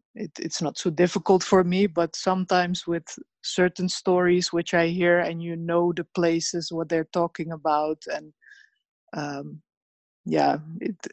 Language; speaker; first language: English; early bilingual, other home language; Bosnian